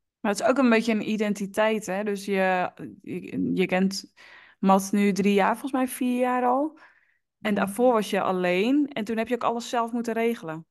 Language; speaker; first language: Dutch; native; Dutch